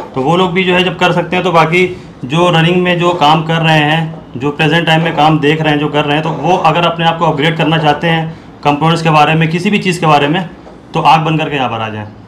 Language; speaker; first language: Hindi; native; Hindi